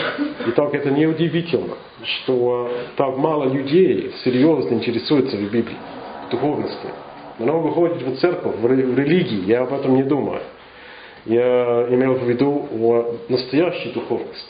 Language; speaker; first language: Russian; non-native, learner; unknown